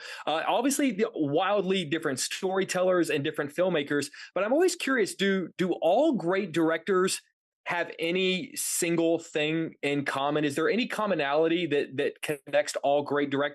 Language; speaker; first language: English; native; English